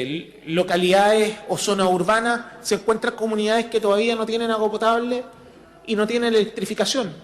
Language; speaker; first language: Spanish; native; Spanish